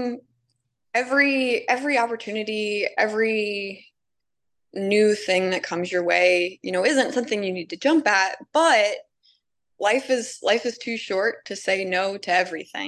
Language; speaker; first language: English; native; English